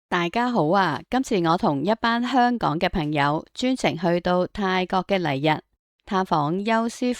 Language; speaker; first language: Cantonese; native; Cantonese